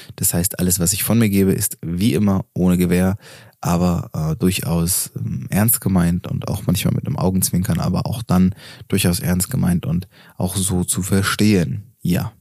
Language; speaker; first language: German; native; German